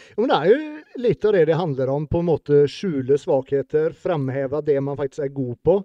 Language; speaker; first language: Norwegian; native; Norwegian